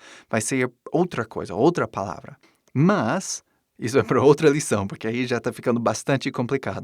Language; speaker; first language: Portuguese; non-native, fluent; English